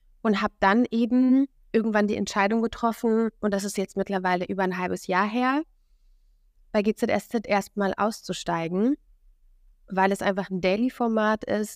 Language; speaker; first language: German; native; German